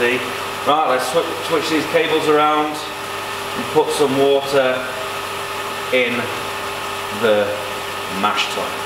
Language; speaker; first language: English; native; English